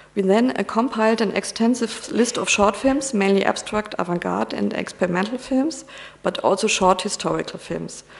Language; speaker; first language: English; non-native, fluent; German